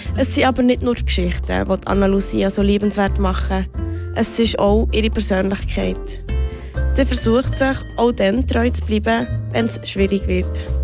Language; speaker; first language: German; native; German